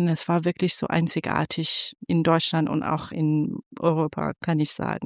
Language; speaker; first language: German; non-native, fluent; Persian